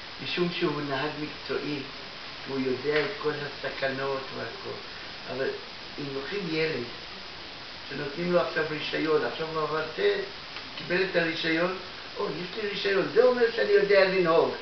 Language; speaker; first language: Hebrew; non-native, fluent; Russian